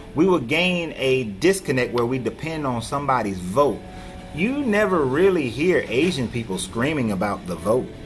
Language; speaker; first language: English; native; English